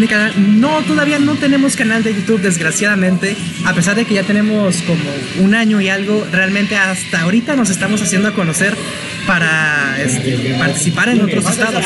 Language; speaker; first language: Spanish; native; Spanish